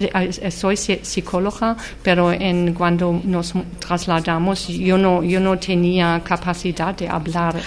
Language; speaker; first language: Spanish; non-native, fluent; German